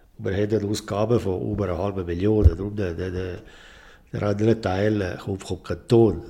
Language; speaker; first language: German; native; German